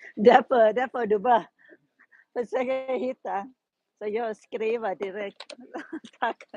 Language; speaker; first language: Swedish; non-native, learner; Thai